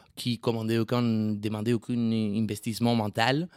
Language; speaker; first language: French; non-native, fluent; Spanish